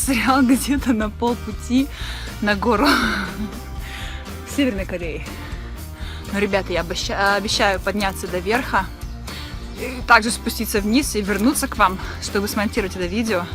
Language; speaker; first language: Russian; native; Russian